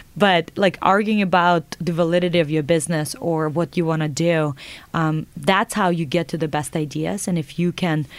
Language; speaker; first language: English; non-native, fluent; Russian